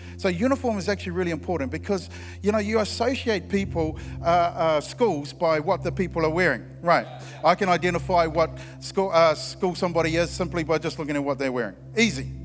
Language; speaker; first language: English; native; English